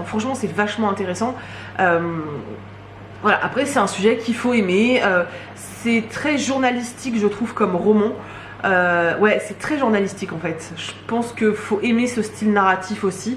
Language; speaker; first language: French; native; French